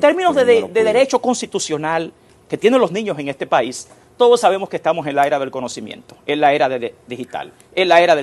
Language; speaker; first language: Spanish; native; Spanish